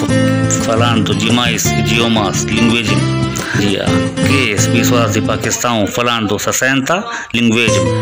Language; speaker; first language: Portuguese; non-native, learner; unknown